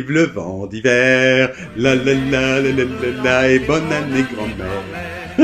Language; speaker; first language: French; native; French